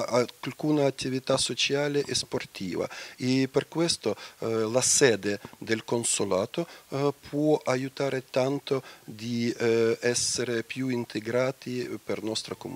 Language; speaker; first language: Italian; non-native, fluent; Ukrainian